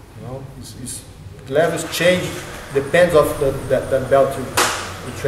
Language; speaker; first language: English; non-native, learner; Portuguese